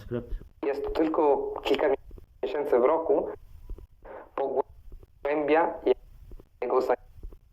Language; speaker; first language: Polish; non-native, fluent; Italian